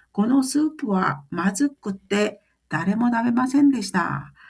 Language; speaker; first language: Japanese; non-native, fluent; Korean